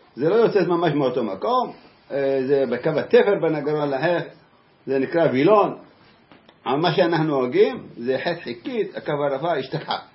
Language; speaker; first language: Hebrew; native; Hebrew